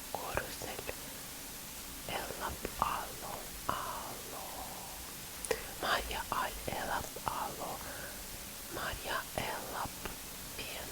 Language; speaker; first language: Estonian; non-native, learner; Russian